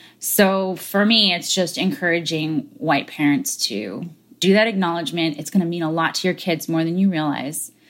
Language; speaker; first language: English; native; English